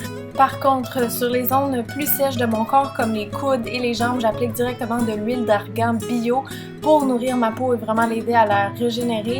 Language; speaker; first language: French; native; French